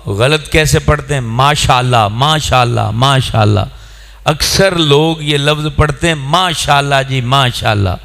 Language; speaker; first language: Urdu; non-native, local second language; Punjabi